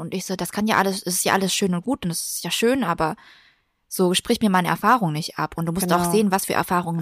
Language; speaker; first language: German; early bilingual, other home language; Vietnamese